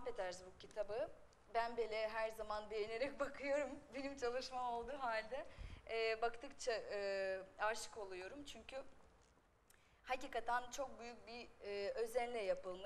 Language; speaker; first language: Turkish; non-native, fluent; Russian